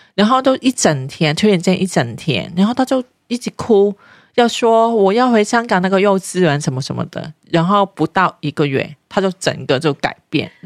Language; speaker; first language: Chinese; non-native, local second language; Cantonese